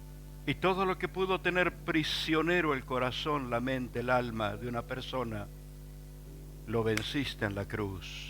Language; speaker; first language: Spanish; native; Spanish